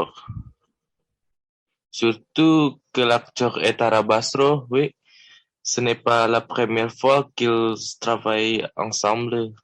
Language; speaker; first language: French; non-native, learner; Indonesian